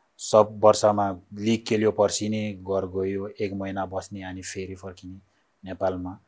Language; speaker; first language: Nepali; non-native, learner; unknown